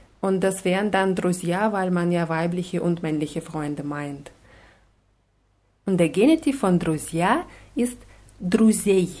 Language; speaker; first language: German; non-native, fluent; Russian